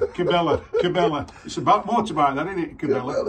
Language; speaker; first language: English; native; English